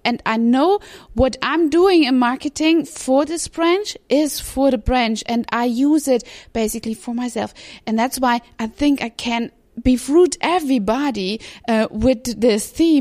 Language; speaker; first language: English; non-native, fluent; German